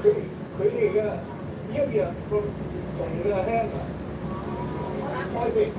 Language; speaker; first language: Cantonese; early bilingual, heritage; Cantonese